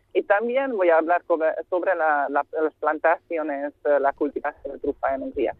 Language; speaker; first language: Spanish; non-native, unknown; Hungarian